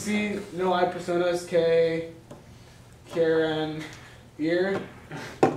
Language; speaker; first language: Spanish; non-native, learner; English